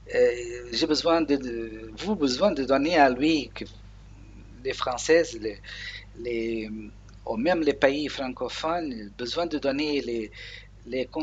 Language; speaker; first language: French; non-native, learner; Portuguese